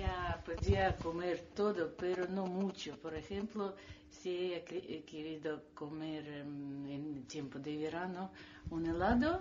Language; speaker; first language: Spanish; non-native, learner; Russian